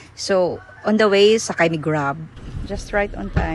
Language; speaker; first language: English; non-native, fluent; Cebuano